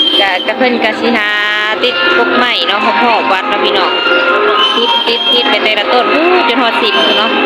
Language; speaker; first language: Thai; non-native, local second language; Lao